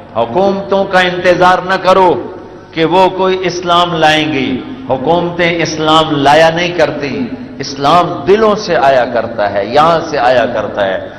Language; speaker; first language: Urdu; non-native, local second language; Punjabi